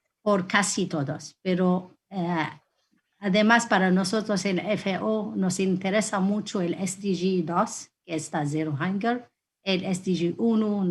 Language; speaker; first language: Spanish; non-native, fluent; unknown